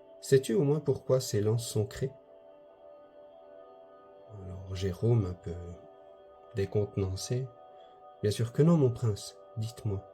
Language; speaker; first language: French; native; French